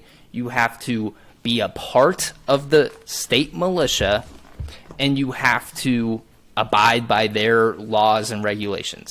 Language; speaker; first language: English; native; English